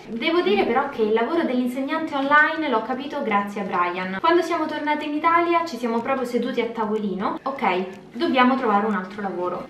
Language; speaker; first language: Italian; native; Italian